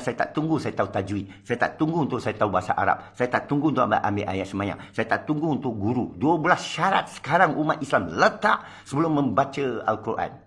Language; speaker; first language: Malay; non-native, local second language; Min Nan Chinese